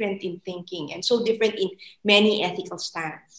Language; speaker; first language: English; non-native, local second language; Filipino